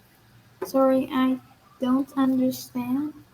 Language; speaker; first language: English; non-native, learner; Vietnamese